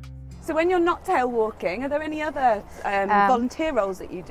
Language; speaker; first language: English; native; English